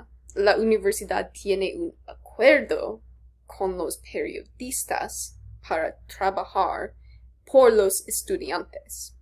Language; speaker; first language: Spanish; non-native, learner; English